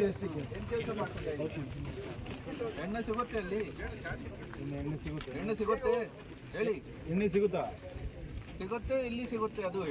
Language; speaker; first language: Kannada; non-native, learner; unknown